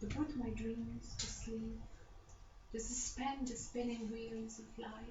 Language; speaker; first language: English; non-native, fluent; Romanian